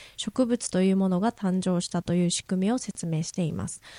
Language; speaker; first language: Japanese; native; Japanese